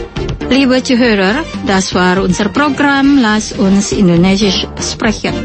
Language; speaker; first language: German; non-native, local second language; Indonesian